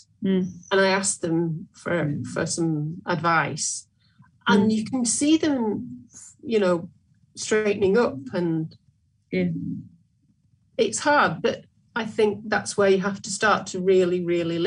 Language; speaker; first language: English; native; English